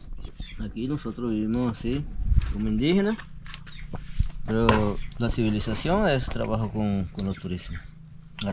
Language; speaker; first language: Spanish; non-native, local second language; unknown